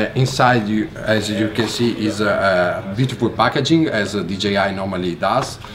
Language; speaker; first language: English; non-native, fluent; Italian